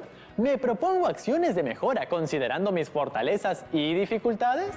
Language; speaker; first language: Spanish; native; Spanish